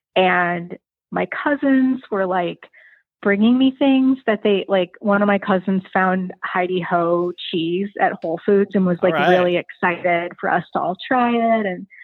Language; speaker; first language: English; native; English